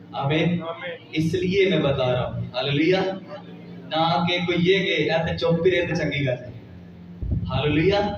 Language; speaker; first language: Urdu; non-native, local second language; Punjabi